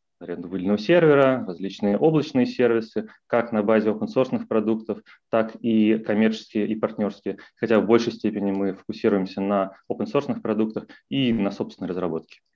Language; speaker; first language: Russian; native; Russian